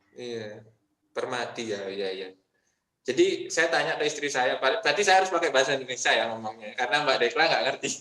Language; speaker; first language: Indonesian; non-native, local second language; Balinese